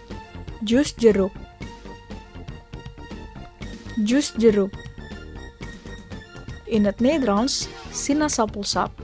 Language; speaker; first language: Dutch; non-native, learner; Indonesian